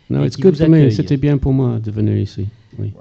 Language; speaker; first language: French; non-native, fluent; English